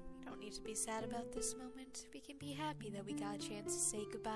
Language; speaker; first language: English; native; English